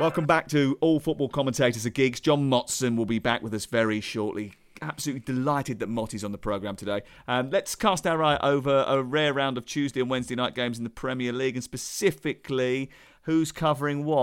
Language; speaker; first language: English; native; English